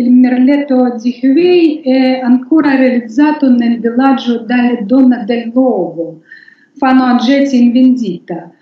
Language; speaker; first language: Italian; non-native, learner; Russian